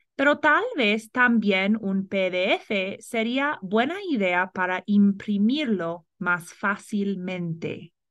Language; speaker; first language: Spanish; non-native, fluent; English